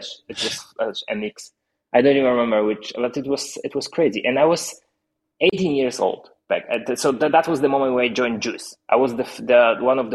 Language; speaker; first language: English; non-native, fluent; Polish